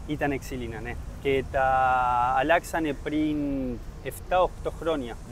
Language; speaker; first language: Greek; early bilingual, heritage; Spanish